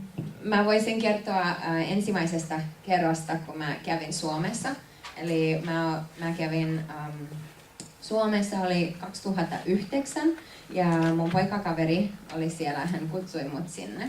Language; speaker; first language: Finnish; non-native, fluent; French